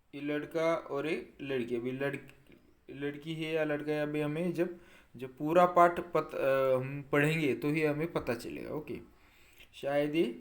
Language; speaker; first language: Hindi; non-native, local second language; Marathi